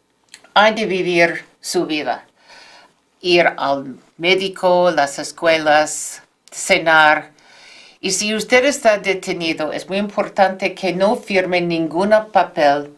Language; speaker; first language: Spanish; non-native, fluent; English